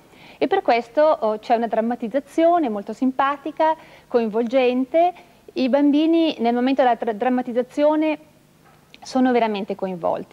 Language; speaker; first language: Italian; native; Italian